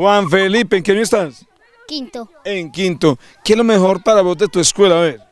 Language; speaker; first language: Spanish; native; Spanish